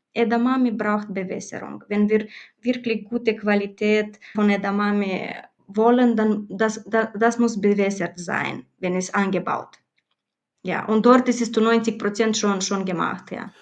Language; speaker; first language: German; non-native, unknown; Romanian